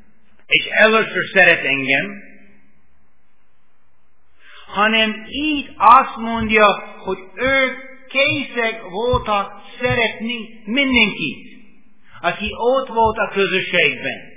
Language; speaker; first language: Hungarian; non-native, fluent; English